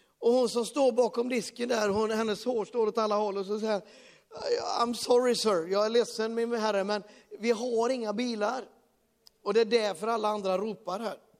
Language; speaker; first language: Swedish; native; Swedish